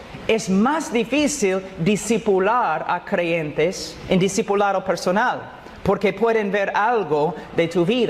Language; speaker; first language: Spanish; non-native, fluent; English